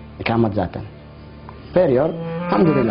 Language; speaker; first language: Turkish; non-native, learner; Somali